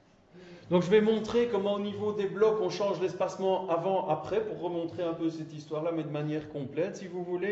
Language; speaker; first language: French; native; French